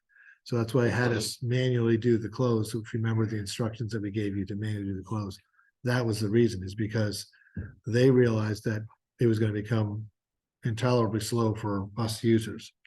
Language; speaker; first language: English; native; English